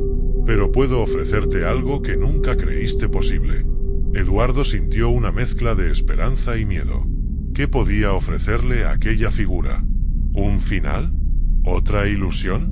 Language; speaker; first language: Spanish; native; Spanish